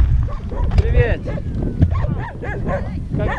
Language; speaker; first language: Russian; non-native, learner; Polish